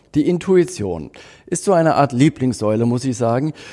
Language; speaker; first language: German; native; German